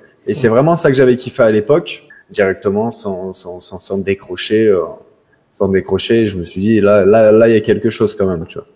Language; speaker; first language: French; native; French